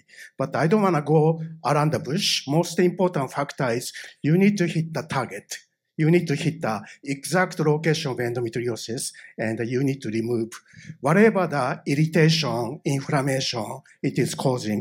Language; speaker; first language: English; non-native, fluent; Japanese